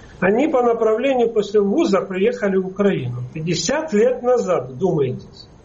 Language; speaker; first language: Russian; native; Russian